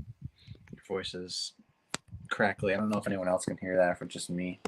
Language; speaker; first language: English; native; English